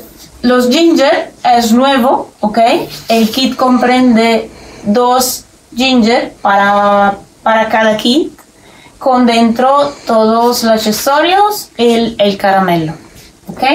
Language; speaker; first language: Spanish; non-native, learner; Italian